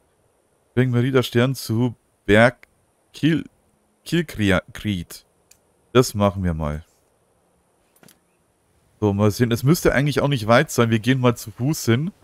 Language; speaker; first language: German; native; German